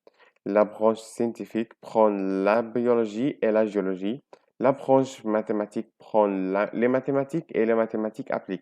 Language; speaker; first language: French; non-native, learner; Arabic